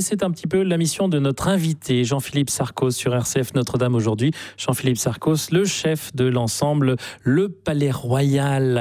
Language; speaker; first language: French; native; French